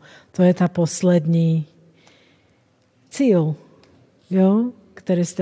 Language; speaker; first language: Czech; non-native, fluent; English